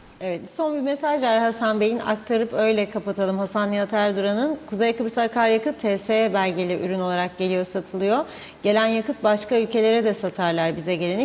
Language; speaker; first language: Turkish; native; Turkish